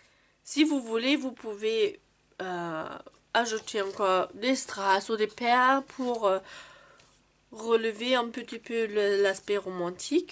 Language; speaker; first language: French; non-native, fluent; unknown